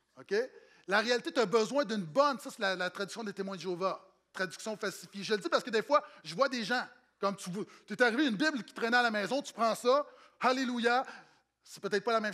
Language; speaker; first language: French; native; French